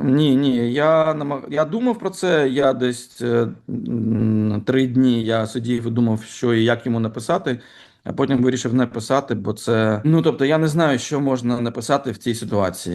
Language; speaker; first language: Ukrainian; non-native, local second language; Russian